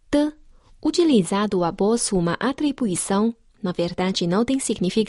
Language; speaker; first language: Portuguese; non-native, fluent; Chinese